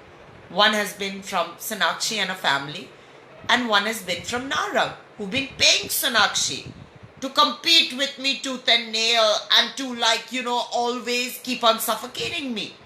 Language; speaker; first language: English; non-native, local second language; Hindi